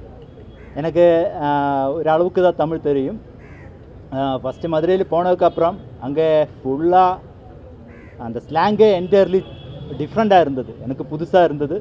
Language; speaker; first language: Tamil; non-native, local second language; Malayalam